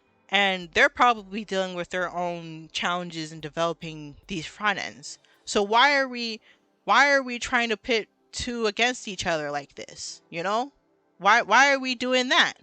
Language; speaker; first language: English; native; English